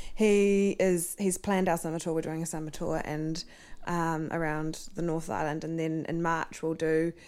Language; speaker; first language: English; native; English